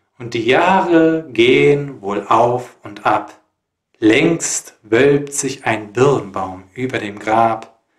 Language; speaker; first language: German; native; German